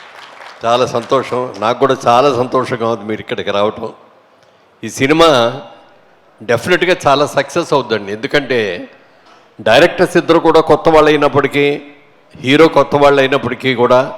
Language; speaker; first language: Telugu; native; Telugu